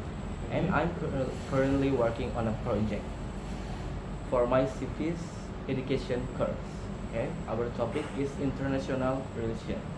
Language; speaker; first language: English; non-native, learner; Indonesian